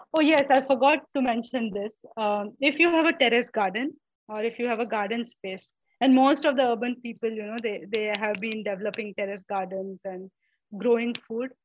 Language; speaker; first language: English; non-native, local second language; Malayalam